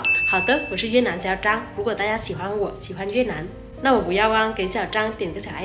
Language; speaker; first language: Chinese; non-native, fluent; Vietnamese